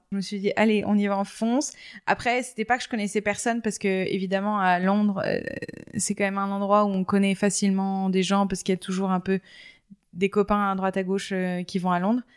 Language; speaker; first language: French; native; French